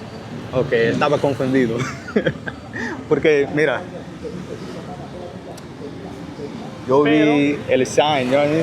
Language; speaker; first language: Spanish; non-native, learner; English